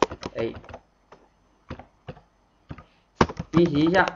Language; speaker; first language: Chinese; native; Chinese